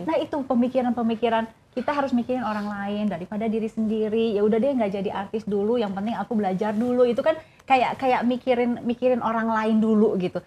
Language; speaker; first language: Indonesian; native; Indonesian